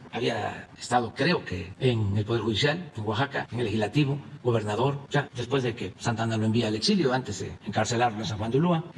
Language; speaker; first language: Spanish; native; Spanish